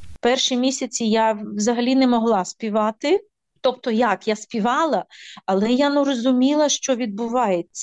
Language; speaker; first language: Ukrainian; native; Ukrainian